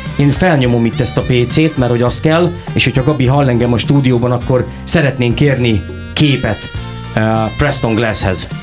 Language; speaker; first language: Hungarian; native; Hungarian